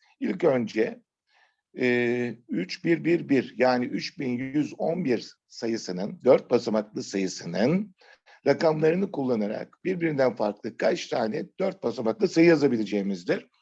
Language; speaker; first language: Turkish; native; Turkish